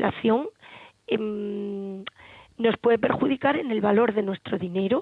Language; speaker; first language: Spanish; native; Spanish